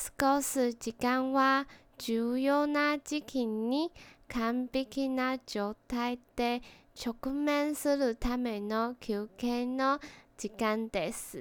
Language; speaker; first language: Japanese; non-native, learner; Chinese